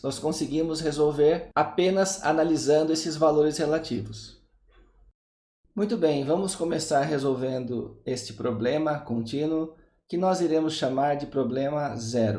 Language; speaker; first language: Portuguese; native; Portuguese